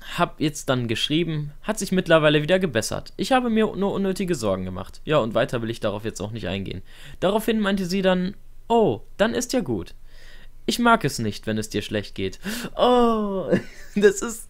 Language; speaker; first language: German; native; German